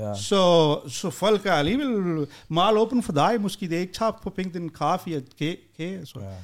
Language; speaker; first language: Danish; non-native, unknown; Urdu